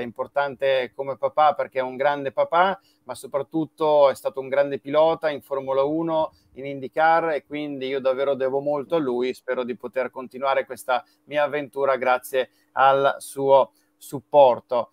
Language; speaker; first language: Italian; native; Italian